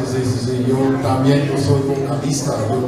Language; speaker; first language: Spanish; non-native, fluent; English